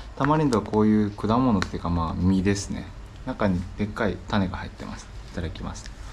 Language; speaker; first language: Japanese; native; Japanese